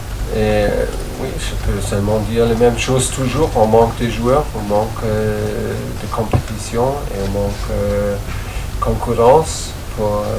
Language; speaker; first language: French; non-native, learner; German